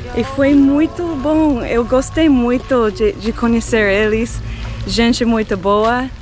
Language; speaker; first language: Portuguese; non-native, fluent; English